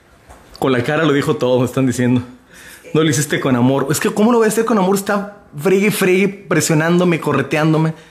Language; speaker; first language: Spanish; native; Spanish